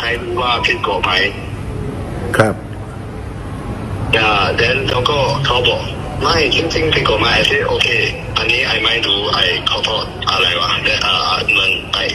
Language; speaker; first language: Thai; non-native, learner; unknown